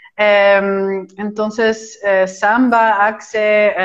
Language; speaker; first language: Portuguese; non-native, fluent; Dutch